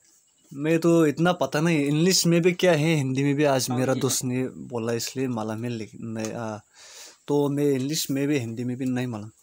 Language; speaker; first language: Hindi; non-native, local second language; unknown